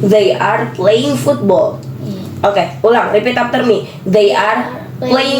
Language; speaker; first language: English; non-native, learner; Indonesian